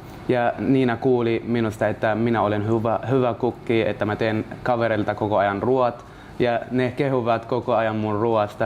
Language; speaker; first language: Finnish; non-native, learner; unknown